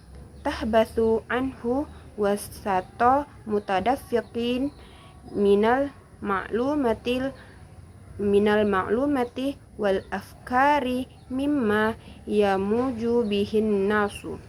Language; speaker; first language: Arabic; non-native, learner; Indonesian